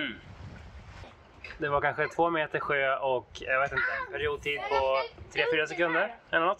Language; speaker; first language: Swedish; native; Swedish